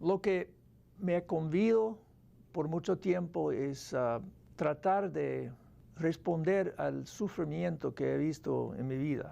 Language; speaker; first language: Spanish; non-native, fluent; English